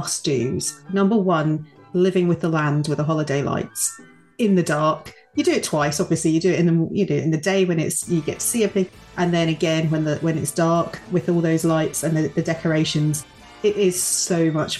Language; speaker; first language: English; native; English